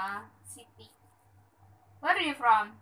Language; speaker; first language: English; non-native, learner; Indonesian